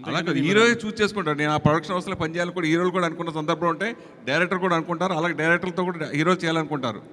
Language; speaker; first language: Telugu; native; Telugu